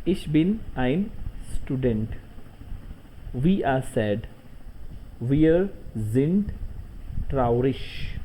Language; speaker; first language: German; non-native, learner; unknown